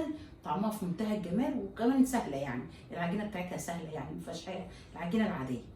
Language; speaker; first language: Arabic; native; Arabic